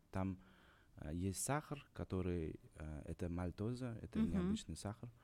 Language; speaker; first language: Russian; non-native, local second language; Uzbek